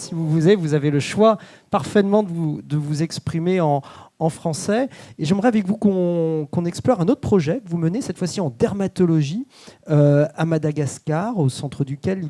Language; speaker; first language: French; native; French